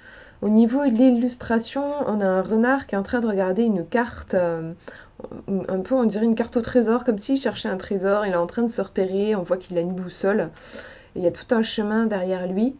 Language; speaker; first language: French; native; French